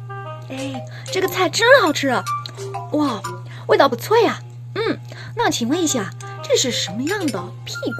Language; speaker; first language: Chinese; non-native, learner; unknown